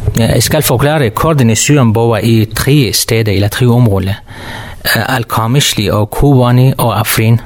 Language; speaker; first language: Danish; non-native, learner; Kurdish